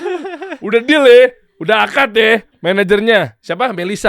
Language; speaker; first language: Indonesian; native; Indonesian